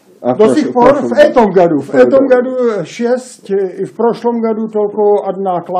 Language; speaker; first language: Russian; non-native, fluent; Czech